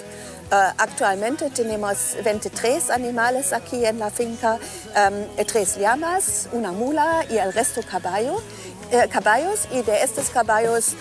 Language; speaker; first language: Spanish; non-native, fluent; German